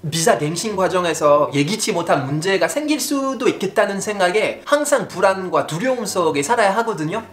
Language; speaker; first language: Korean; non-native, fluent; French